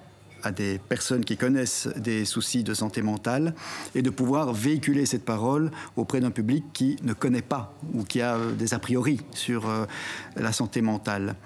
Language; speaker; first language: French; native; French